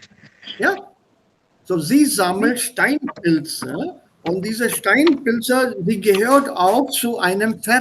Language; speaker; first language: German; non-native, fluent; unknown